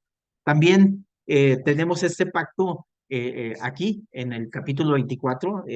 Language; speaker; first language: Spanish; native; Spanish